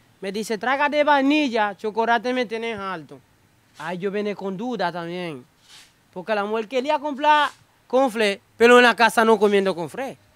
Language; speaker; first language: Spanish; non-native, learner; Haitian Creole